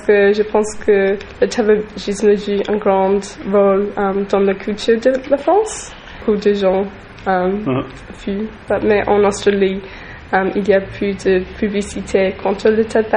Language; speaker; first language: French; non-native, learner; English